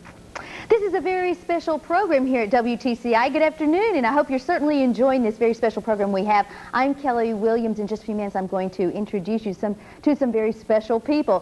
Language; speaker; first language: English; native; English